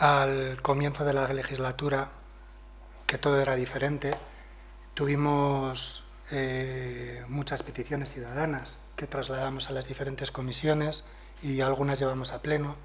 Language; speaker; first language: Spanish; non-native, local second language; Basque